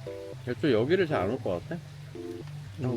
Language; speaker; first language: Korean; native; Korean